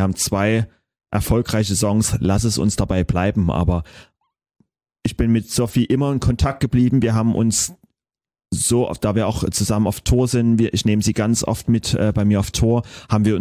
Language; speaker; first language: German; native; German